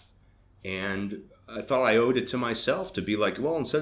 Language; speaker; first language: English; native; English